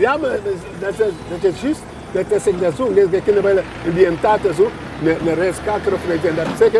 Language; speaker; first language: Dutch; non-native, learner; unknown